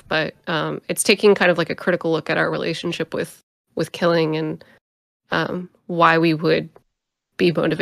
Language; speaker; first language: English; native; English